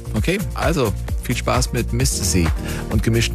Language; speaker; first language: German; native; German